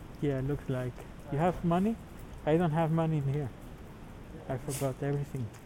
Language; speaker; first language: English; non-native, learner; Spanish